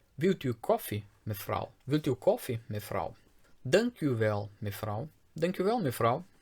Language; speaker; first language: Dutch; non-native, fluent; Portuguese